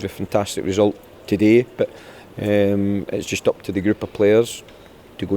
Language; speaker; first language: English; native; English